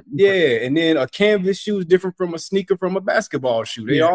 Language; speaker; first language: English; native; English